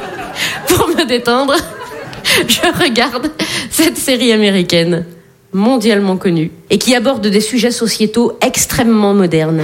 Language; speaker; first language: French; native; French